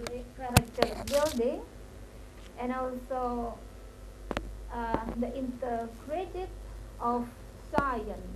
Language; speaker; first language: English; non-native, local second language; Indonesian